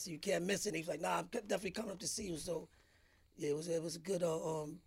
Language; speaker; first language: English; early bilingual, other home language; Spanish